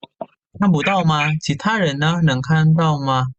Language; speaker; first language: Chinese; non-native, fluent; Indonesian